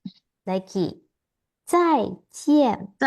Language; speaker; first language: Chinese; non-native, fluent; Indonesian